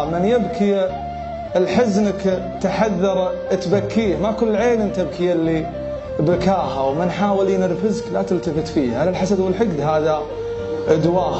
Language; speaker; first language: Arabic; native; Arabic